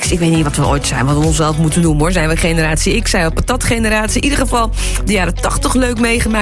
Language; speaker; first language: Dutch; native; Dutch